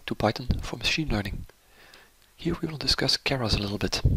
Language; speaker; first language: English; non-native, fluent; Dutch